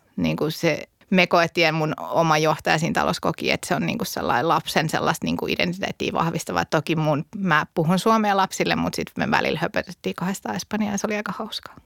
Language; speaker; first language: Finnish; native; Finnish